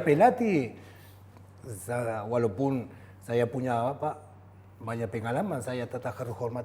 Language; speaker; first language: Indonesian; non-native, fluent; Spanish